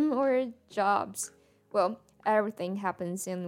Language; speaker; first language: English; non-native, fluent; Chinese